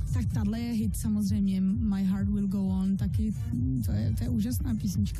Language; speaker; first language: Czech; non-native, local second language; Polish